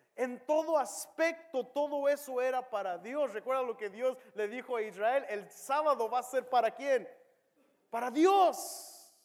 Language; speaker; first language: Spanish; early bilingual, heritage; Spanish